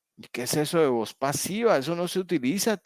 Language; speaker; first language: Spanish; native; Spanish